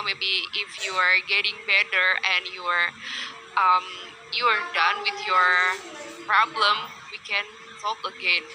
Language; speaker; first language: English; non-native, learner; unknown